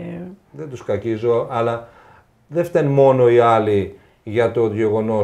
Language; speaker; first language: Greek; native; Greek